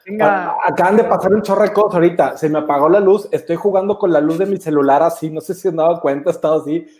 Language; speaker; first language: Spanish; native; Spanish